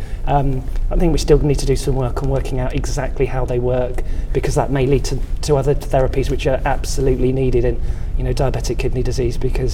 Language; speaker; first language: English; native; English